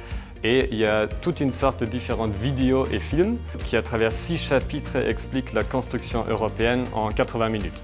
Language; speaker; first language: French; native; French